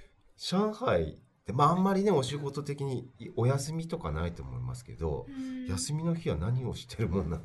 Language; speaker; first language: Japanese; native; Japanese